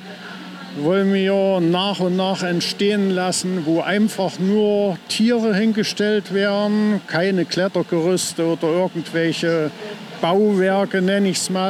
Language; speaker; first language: German; native; German